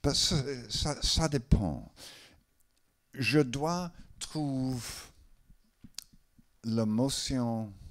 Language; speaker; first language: French; non-native, learner; English